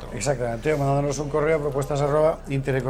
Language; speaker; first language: Spanish; native; Spanish